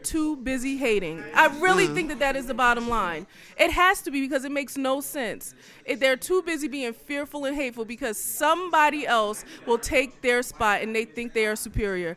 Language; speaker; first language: English; native; English